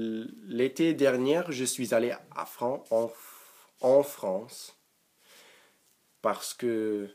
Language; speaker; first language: French; non-native, learner; English